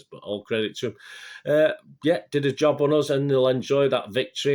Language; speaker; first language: English; native; English